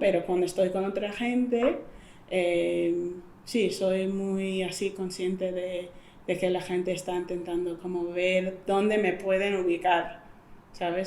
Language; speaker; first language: Spanish; non-native, fluent; English